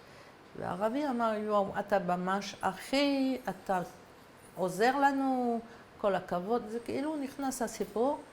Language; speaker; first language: Hebrew; non-native, fluent; French